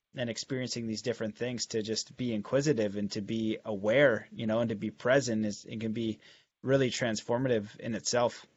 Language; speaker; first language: English; native; English